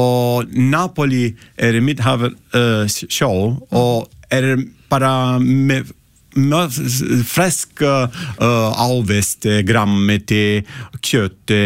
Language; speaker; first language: Icelandic; non-native, learner; Italian